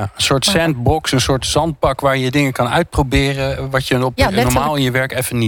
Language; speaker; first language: Dutch; native; Dutch